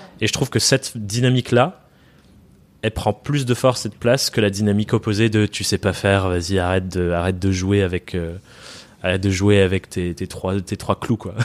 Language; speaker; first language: French; native; French